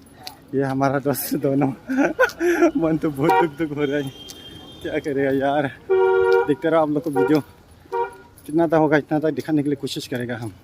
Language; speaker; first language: Hindi; non-native, local second language; Bodo